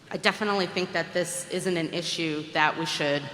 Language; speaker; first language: English; native; English